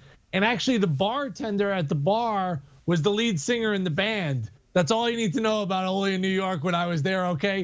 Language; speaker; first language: English; native; English